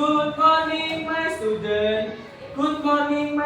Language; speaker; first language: English; non-native, learner; Indonesian